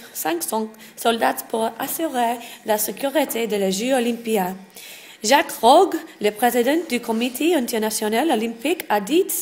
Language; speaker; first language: French; non-native, learner; English